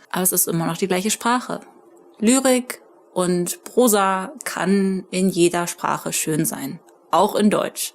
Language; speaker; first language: German; native; German